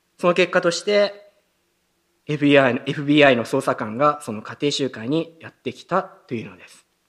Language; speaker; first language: Japanese; native; Japanese